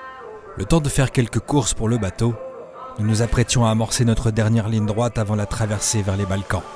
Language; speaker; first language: French; native; French